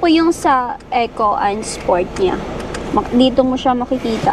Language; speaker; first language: Filipino; non-native, local second language; Hiligaynon